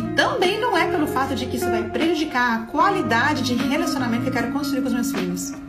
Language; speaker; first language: Portuguese; early bilingual, heritage; Portuguese